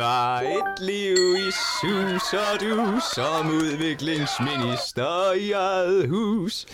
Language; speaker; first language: Danish; native; Danish